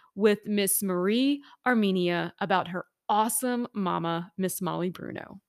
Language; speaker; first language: English; native; English